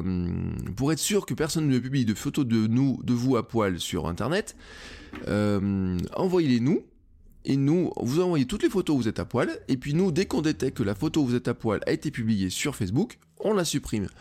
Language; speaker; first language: French; native; French